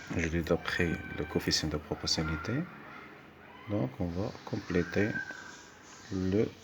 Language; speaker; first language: French; non-native, local second language; Arabic